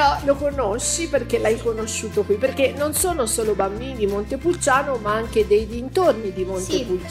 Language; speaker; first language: Italian; native; Italian